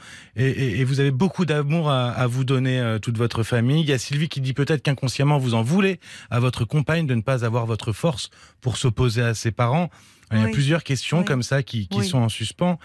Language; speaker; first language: French; native; French